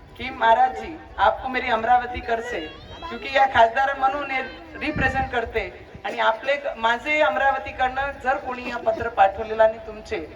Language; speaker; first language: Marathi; non-native, local second language; Punjabi